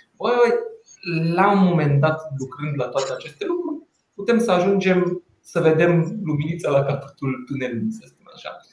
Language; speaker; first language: Romanian; non-native, local second language; Hungarian